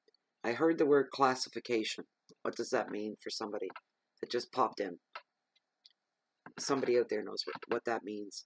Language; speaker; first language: English; native; English